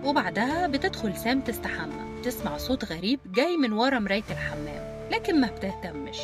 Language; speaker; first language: Arabic; native; Arabic